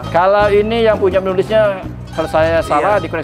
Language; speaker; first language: Indonesian; native; Indonesian